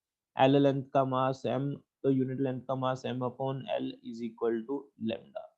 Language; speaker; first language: Hindi; native; Hindi